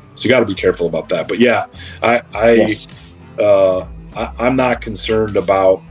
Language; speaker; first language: English; native; English